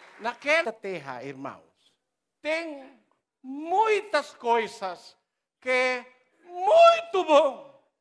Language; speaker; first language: Portuguese; non-native, learner; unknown